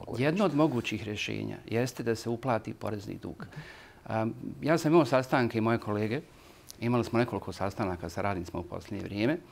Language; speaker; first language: Croatian; native; Croatian